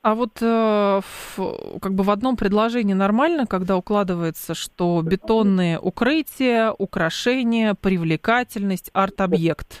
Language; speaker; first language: Russian; native; Russian